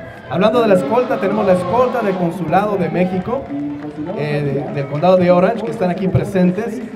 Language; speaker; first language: Spanish; native; Spanish